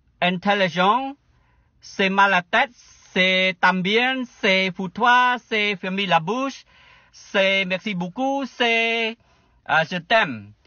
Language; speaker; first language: French; non-native, learner; Khmer